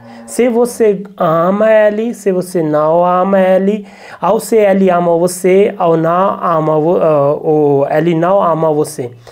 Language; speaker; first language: Portuguese; non-native, learner; Hindi